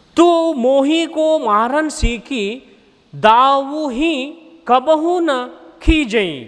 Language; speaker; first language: Hindi; non-native, local second language; Kannada